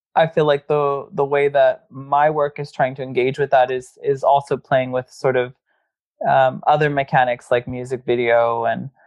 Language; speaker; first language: English; native; English